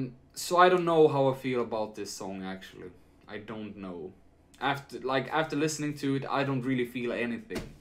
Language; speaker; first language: English; non-native, fluent; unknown